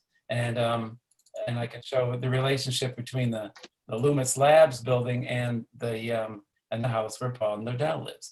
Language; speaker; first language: English; native; English